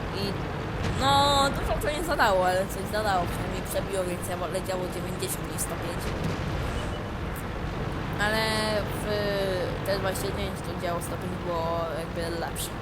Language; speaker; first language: Polish; native; Polish